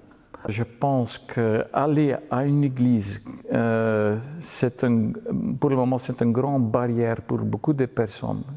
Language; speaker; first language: French; non-native, local second language; Dutch